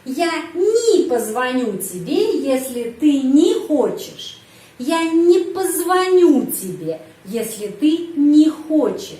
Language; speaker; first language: Russian; non-native, fluent; Indonesian